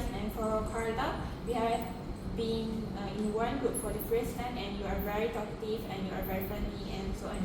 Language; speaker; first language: English; non-native, local second language; Malay